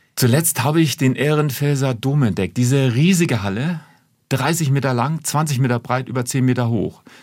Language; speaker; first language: German; native; German